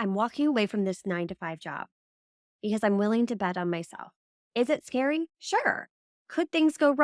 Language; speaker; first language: English; native; English